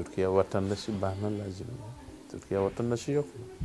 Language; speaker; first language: Turkish; non-native, learner; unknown